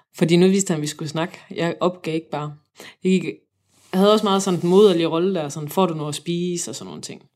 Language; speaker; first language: Danish; native; Danish